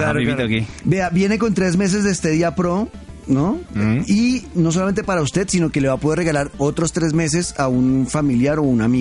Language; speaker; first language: Spanish; native; Spanish